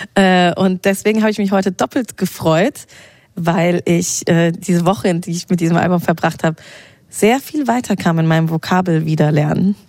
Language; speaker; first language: German; native; German